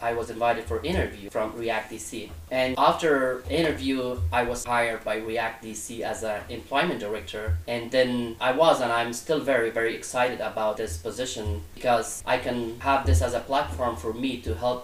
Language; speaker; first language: English; non-native, fluent; Persian